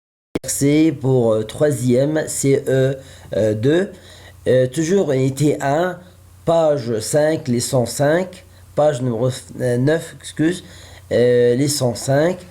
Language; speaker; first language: French; non-native, fluent; Arabic